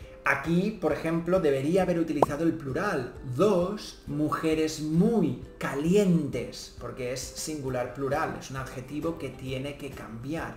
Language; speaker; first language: Spanish; native; Spanish